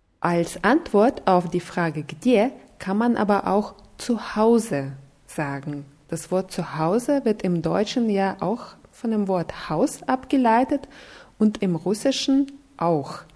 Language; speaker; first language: German; non-native, fluent; Russian